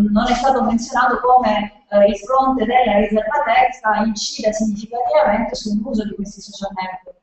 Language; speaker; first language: Italian; native; Italian